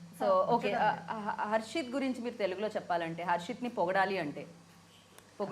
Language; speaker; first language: Telugu; native; Telugu